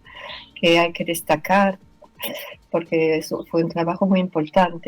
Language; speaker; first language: Spanish; non-native, fluent; French